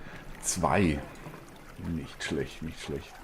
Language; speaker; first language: German; native; German